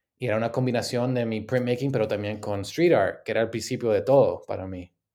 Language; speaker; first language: Spanish; early bilingual, heritage; Spanish